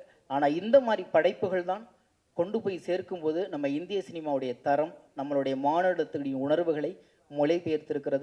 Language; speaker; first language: Tamil; native; Tamil